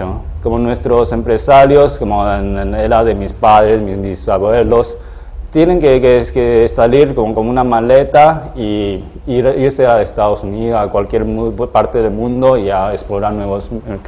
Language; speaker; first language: Spanish; non-native, fluent; Chinese